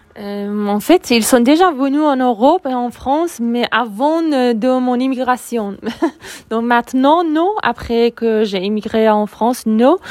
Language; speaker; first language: French; non-native, learner; Persian